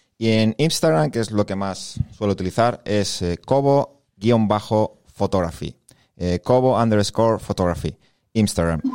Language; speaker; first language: Spanish; native; Spanish